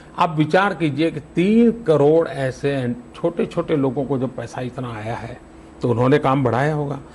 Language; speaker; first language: Hindi; non-native, local second language; Gujarati